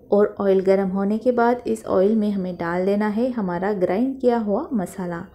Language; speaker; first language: Hindi; non-native, local second language; Marathi